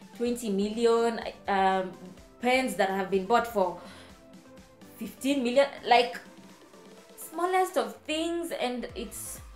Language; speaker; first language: English; non-native, local second language; Kamba